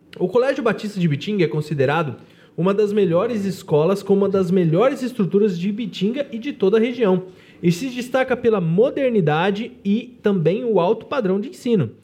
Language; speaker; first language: Portuguese; native; Portuguese